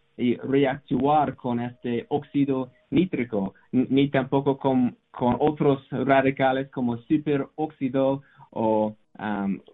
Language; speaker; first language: Spanish; non-native, learner; English